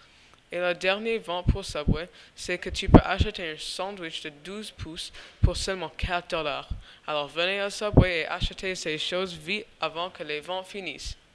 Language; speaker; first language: French; non-native, learner; English